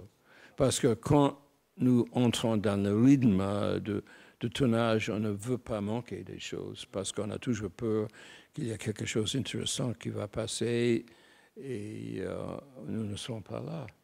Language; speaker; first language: French; non-native, fluent; English